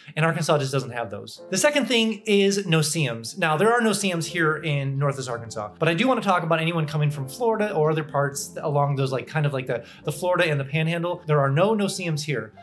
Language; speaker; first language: English; native; English